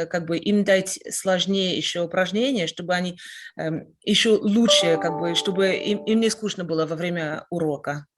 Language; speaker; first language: Russian; non-native, fluent; French